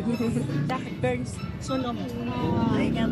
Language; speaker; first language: English; non-native, local second language; Filipino